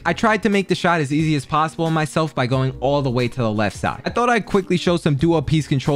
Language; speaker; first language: English; native; English